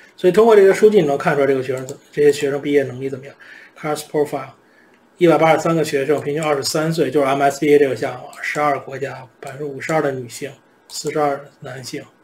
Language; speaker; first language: Chinese; native; Chinese